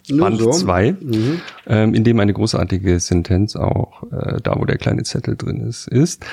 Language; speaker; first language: German; native; German